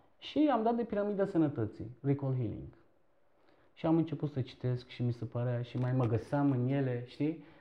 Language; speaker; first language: Romanian; non-native, fluent; Turkish